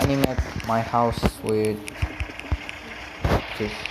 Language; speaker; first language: English; non-native, learner; Indonesian